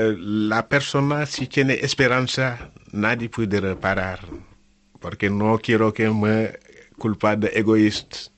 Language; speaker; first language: Spanish; non-native, learner; Wolof